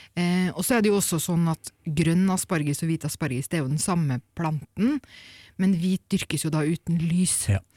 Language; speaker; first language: Norwegian; native; Norwegian